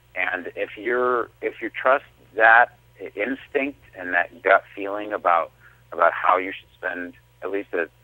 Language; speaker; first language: English; native; English